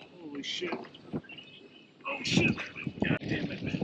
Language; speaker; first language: English; native; English